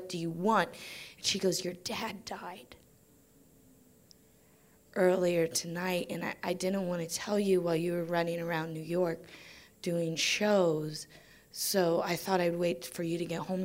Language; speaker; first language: English; native; English